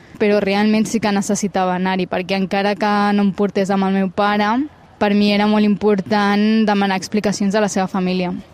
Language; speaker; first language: Catalan; early bilingual, other home language; Punjabi